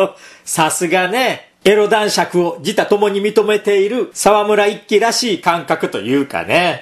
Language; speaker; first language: Japanese; native; Japanese